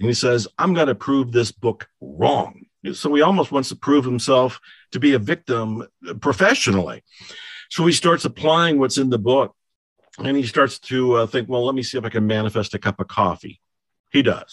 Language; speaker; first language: English; native; English